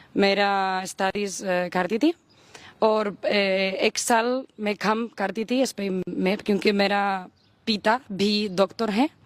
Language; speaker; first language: Hindi; non-native, learner; Spanish